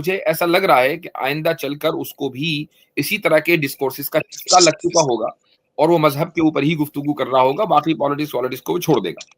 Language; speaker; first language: Urdu; native; Urdu